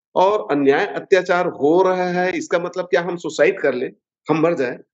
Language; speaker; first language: Hindi; native; Hindi